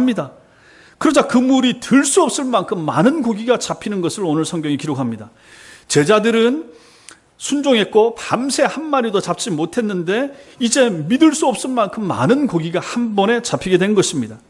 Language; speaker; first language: Korean; native; Korean